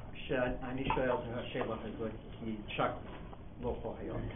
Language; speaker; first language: Hebrew; non-native, learner; English